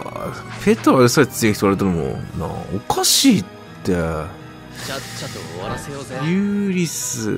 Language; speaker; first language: Japanese; native; Japanese